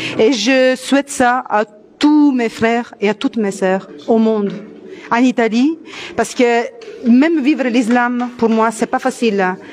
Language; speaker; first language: French; non-native, fluent; Italian